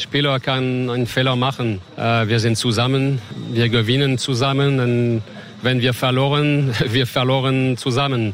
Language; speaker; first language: German; non-native, learner; French